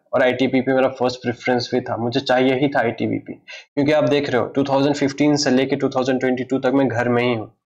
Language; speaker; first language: Hindi; native; Hindi